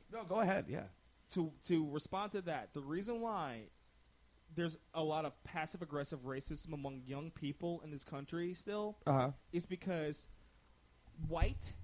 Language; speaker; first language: English; native; English